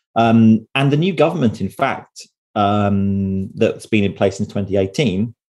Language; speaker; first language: English; native; English